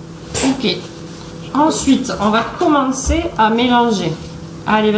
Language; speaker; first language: French; native; French